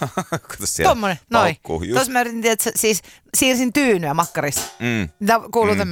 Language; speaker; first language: Finnish; native; Finnish